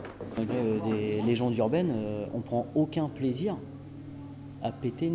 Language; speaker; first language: French; native; French